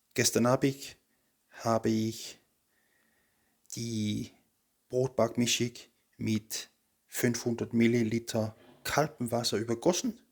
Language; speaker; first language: German; non-native, fluent; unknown